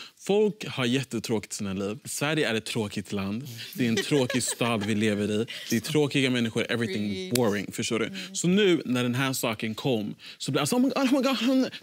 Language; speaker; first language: Swedish; early bilingual, other home language; Somali